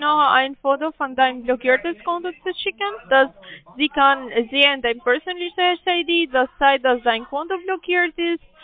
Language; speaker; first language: German; non-native, learner; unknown